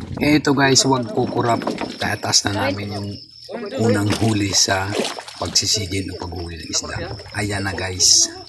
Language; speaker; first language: Filipino; non-native, local second language; Bikol